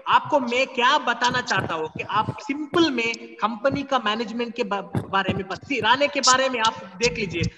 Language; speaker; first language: Hindi; non-native, local second language; Kannada